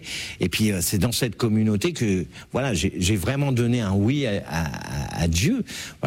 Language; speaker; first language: French; native; French